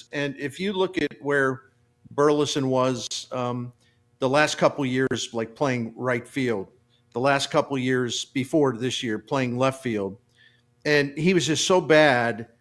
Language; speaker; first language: English; native; English